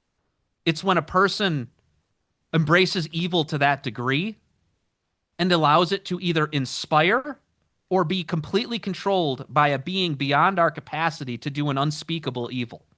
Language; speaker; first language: English; native; English